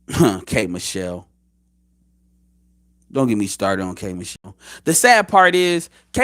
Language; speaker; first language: English; native; English